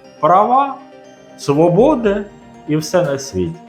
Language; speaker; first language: Ukrainian; non-native, local second language; Russian